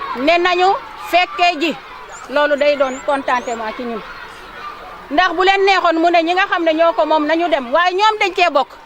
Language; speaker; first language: Wolof; non-native, local second language; Serer